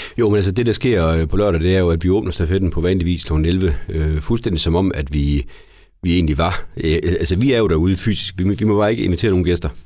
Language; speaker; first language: Danish; native; Danish